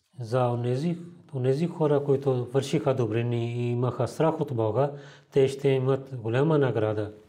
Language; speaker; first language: Bulgarian; non-native, learner; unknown